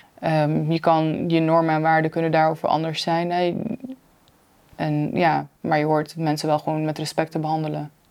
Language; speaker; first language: Dutch; early bilingual, other home language; Turkish